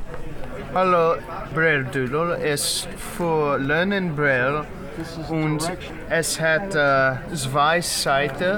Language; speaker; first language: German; non-native, learner; English